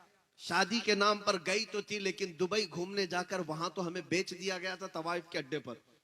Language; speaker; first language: Hindi; native; Hindi